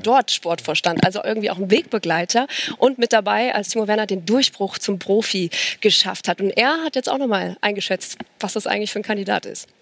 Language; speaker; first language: German; native; German